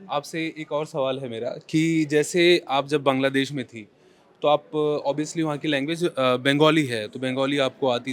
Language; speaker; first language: Hindi; native; Hindi